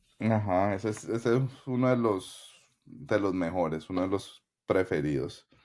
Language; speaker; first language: Spanish; native; Spanish